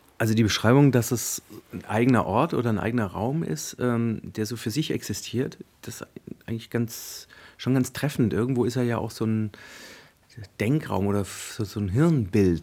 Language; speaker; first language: German; native; German